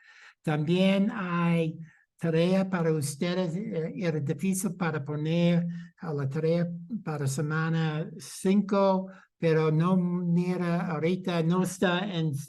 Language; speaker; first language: Spanish; non-native, fluent; English